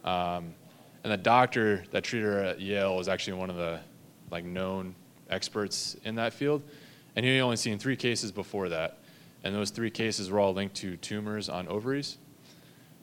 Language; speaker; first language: English; native; English